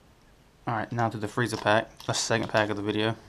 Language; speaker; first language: English; native; English